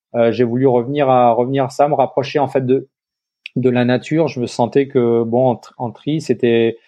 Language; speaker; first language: French; native; French